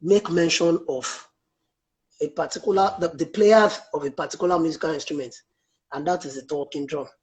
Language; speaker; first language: English; non-native, local second language; Yoruba